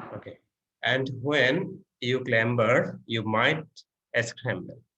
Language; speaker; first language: English; non-native, local second language; Bangla